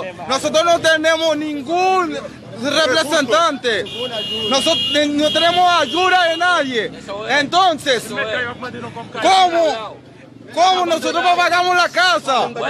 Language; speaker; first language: Spanish; non-native, local second language; Haitian Creole